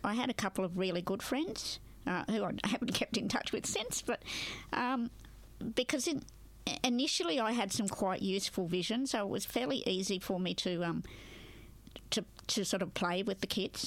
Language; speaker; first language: English; native; English